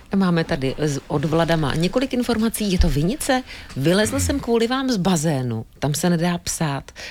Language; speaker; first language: Czech; native; Czech